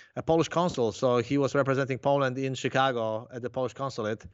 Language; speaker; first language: English; non-native, fluent; Polish